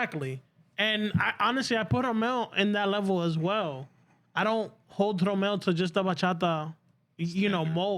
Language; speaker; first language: English; early bilingual, other home language; Spanish